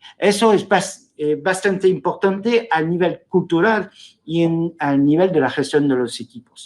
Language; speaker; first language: Spanish; non-native, fluent; French